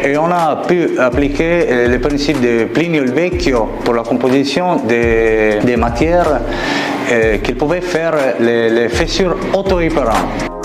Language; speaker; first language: French; non-native, fluent; Italian